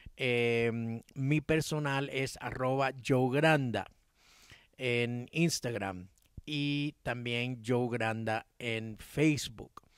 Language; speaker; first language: Spanish; early bilingual, heritage; Spanish